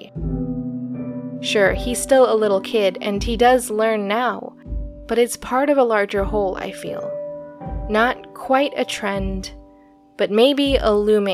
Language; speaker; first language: English; native; English